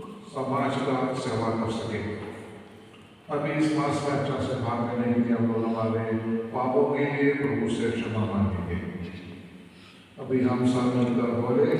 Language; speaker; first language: Hindi; non-native, local second language; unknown